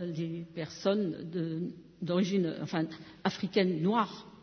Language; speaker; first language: French; non-native, fluent; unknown